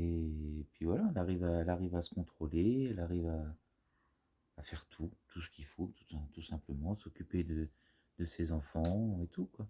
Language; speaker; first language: French; native; French